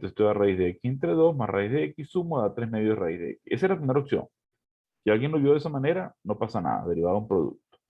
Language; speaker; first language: Spanish; native; Spanish